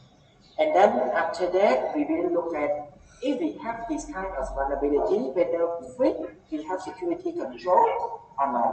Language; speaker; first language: English; non-native, learner; Khmer